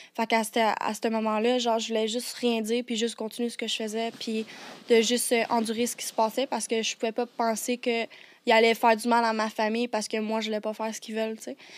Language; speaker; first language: French; native; French